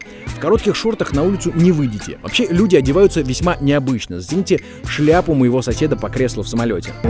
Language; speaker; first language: Russian; native; Russian